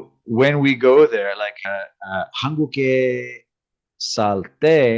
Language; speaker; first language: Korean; non-native, learner; English